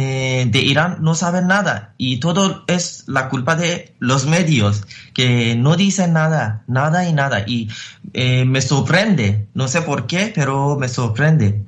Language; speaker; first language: Spanish; non-native, fluent; Persian